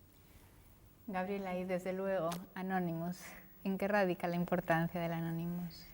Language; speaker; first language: Spanish; native; Spanish